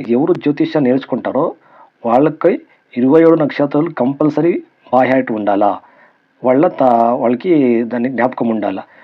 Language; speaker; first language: Telugu; non-native, local second language; Kannada